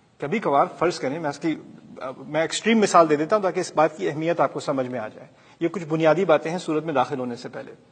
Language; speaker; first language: Urdu; early bilingual, heritage; Urdu